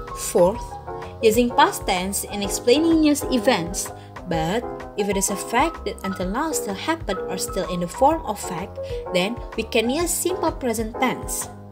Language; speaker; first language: English; non-native, fluent; Indonesian